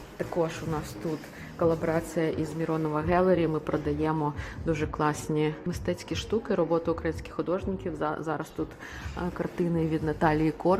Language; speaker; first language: Ukrainian; non-native, local second language; Russian